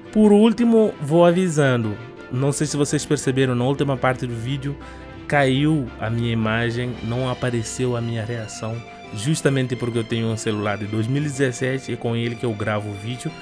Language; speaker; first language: Portuguese; non-native, fluent; Upper Guinea Crioulo